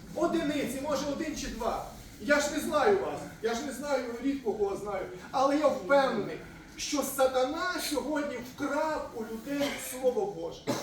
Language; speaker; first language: Ukrainian; native; Ukrainian